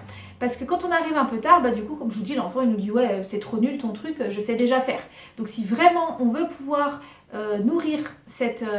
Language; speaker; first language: French; native; French